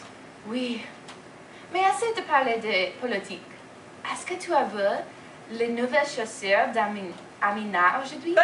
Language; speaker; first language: French; non-native, learner; English